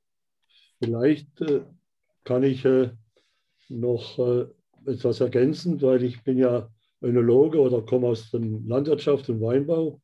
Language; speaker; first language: German; native; German